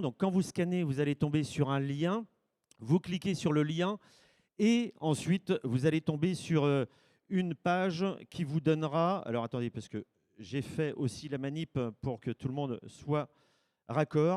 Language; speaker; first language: French; native; French